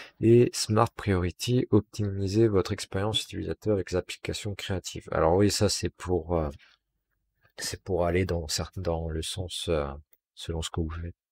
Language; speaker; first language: French; native; French